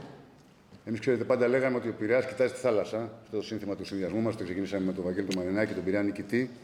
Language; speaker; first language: Greek; native; Greek